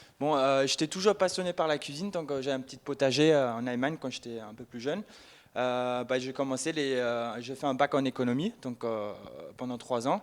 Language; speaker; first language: French; non-native, fluent; German